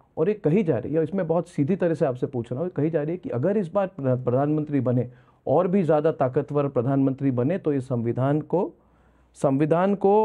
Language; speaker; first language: Hindi; non-native, local second language; Assamese